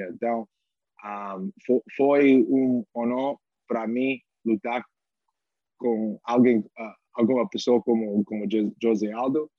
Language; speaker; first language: Portuguese; non-native, fluent; English